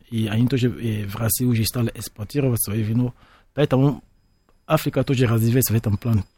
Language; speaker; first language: Russian; non-native, fluent; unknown